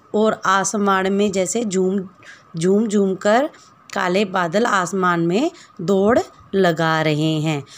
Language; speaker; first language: Hindi; native; Hindi